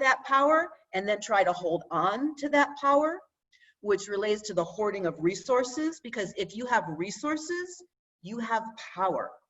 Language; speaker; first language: English; native; English